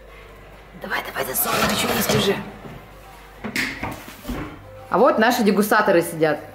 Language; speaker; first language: Russian; native; Russian